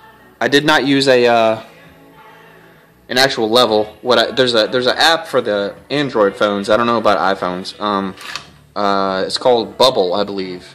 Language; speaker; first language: English; native; English